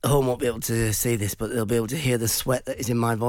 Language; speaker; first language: English; non-native, local second language; Persian